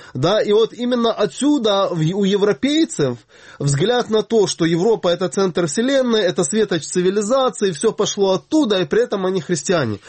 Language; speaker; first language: Russian; native; Russian